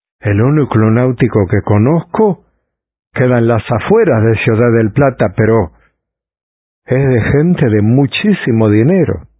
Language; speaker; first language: Spanish; native; Spanish